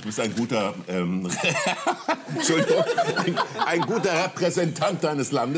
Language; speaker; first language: German; native; German